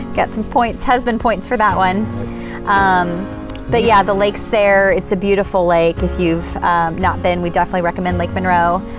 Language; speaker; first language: English; native; English